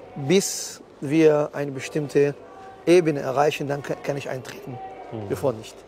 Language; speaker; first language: German; non-native, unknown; Arabic